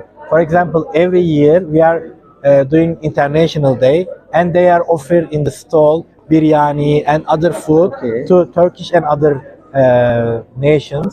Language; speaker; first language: English; non-native, fluent; Turkish